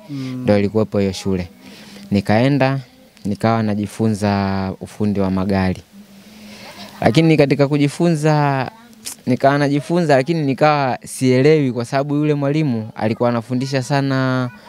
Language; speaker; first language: Swahili; native; Swahili